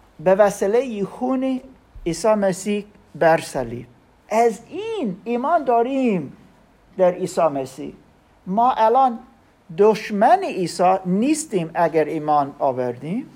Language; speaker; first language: Persian; non-native, learner; German